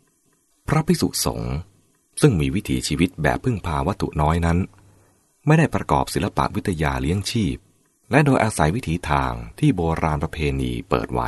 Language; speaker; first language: Thai; native; Thai